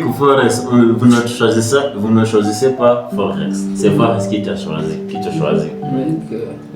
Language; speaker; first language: French; non-native, learner; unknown